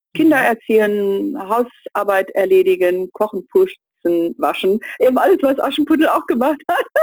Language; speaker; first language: German; native; German